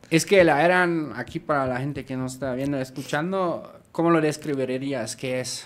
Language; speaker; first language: Spanish; native; Spanish